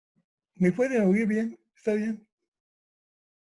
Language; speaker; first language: Spanish; non-native, fluent; English